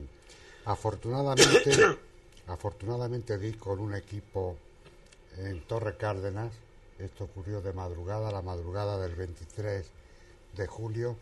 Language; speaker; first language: Spanish; native; Spanish